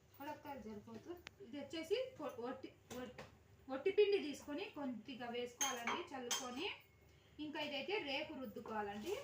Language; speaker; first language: Telugu; non-native, local second language; Urdu